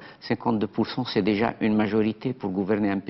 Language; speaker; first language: French; non-native, local second language; Arabic